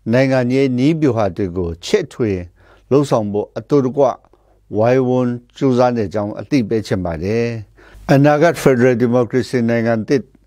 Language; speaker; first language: Burmese; non-native, local second language; Kachin